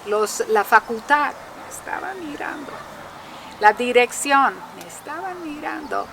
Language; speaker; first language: Spanish; non-native, fluent; English